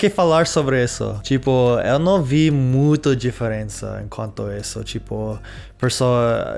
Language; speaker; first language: Portuguese; non-native, fluent; English